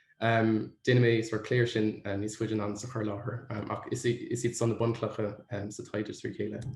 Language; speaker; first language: Irish; native; Irish